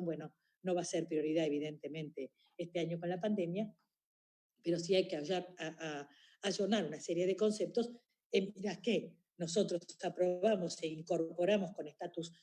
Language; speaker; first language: Spanish; native; Spanish